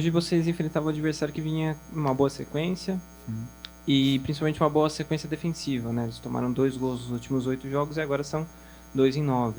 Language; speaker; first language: Portuguese; native; Portuguese